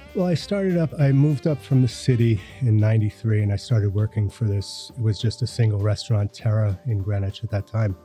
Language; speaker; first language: English; native; English